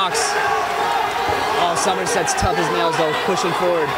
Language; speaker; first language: English; native; English